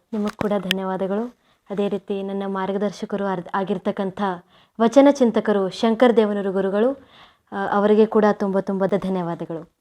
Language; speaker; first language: Kannada; native; Kannada